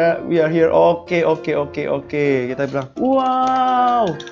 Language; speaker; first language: English; non-native, learner; Indonesian